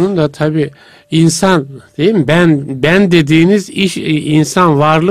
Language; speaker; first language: Turkish; native; Turkish